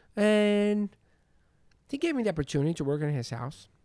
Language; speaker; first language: English; non-native, fluent; Greek